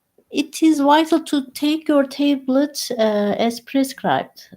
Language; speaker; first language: English; non-native, fluent; Turkish